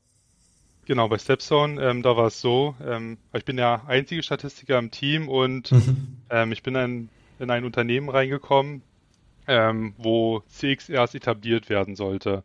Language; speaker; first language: German; native; German